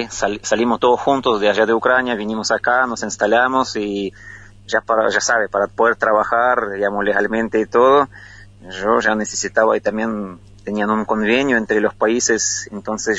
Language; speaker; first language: Spanish; non-native, fluent; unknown